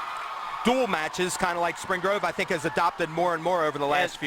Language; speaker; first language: English; native; English